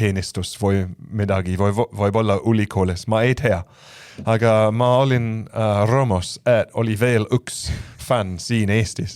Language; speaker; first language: Estonian; non-native, fluent; English